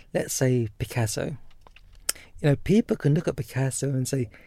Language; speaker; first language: English; native; English